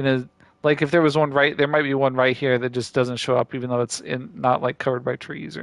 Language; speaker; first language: English; native; English